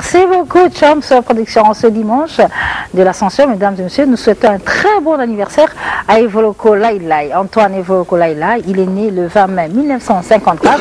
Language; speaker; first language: French; non-native, local second language; Lingala